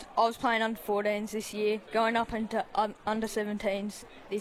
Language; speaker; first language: English; native; English